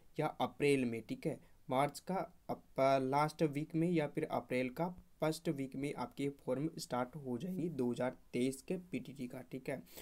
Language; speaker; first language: Hindi; native; Hindi